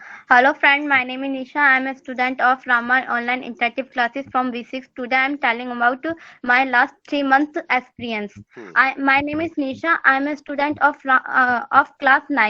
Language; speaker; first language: English; non-native, learner; Hindi